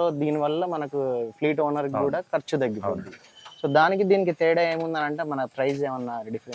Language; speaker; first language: Telugu; native; Telugu